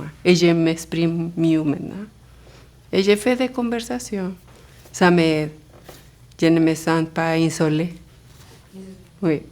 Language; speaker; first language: French; non-native, local second language; Spanish